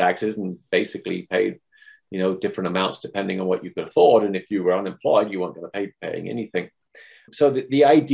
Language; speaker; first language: English; native; English